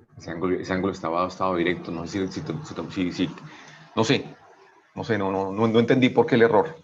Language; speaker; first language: Spanish; native; Spanish